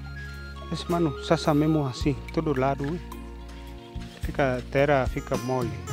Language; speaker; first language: Portuguese; non-native, learner; Vietnamese